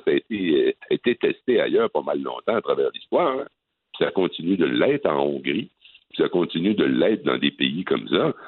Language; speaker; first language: French; native; French